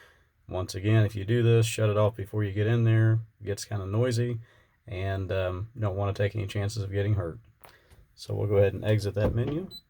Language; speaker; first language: English; native; English